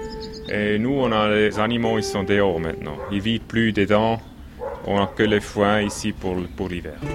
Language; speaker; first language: French; non-native, local second language; German